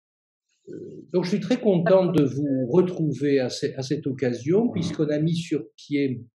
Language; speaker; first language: French; native; French